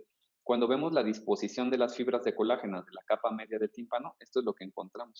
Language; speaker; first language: Spanish; native; Spanish